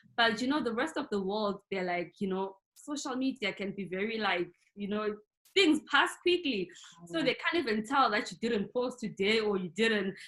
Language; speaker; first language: English; non-native, local second language; North Ndebele